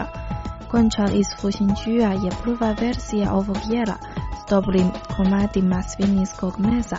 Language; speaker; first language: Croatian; non-native, fluent; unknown